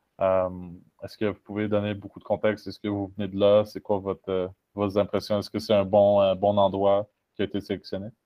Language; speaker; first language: French; native; French